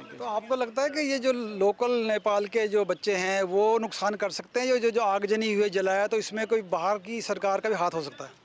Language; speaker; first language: Hindi; native; Hindi